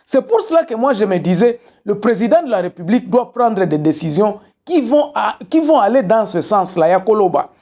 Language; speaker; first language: French; non-native, local second language; Lingala